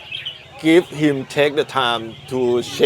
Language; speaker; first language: English; non-native, learner; Thai